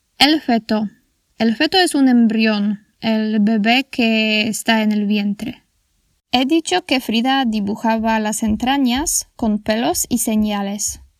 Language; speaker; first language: Spanish; non-native, fluent; Polish